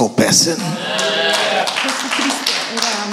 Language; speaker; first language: English; non-native, local second language; Akan